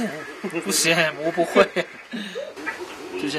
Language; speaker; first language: Chinese; non-native, fluent; Japanese